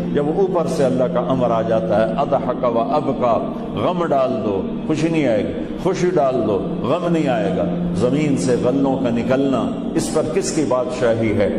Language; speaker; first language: Urdu; non-native, local second language; Punjabi